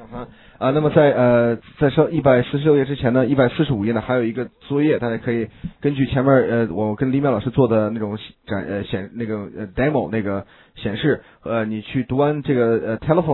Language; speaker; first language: Chinese; native; Chinese